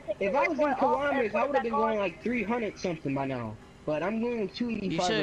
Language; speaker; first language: English; native; English